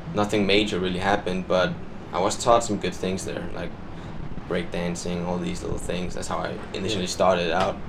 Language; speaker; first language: English; non-native, fluent; Danish